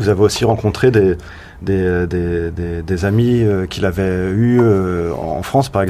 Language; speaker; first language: French; native; French